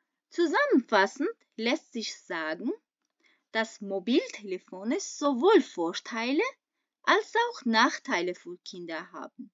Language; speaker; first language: German; non-native, fluent; Armenian